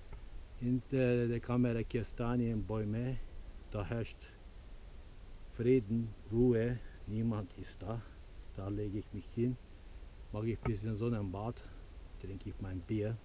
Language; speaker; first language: German; non-native, fluent; Turkish